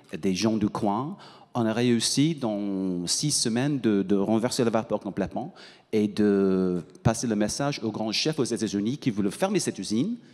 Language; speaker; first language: French; non-native, fluent; English